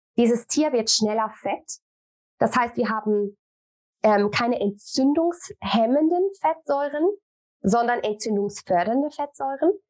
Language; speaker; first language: German; native; German